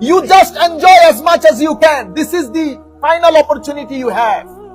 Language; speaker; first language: English; non-native, local second language; Bangla